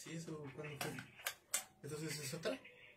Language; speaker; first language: Spanish; native; Spanish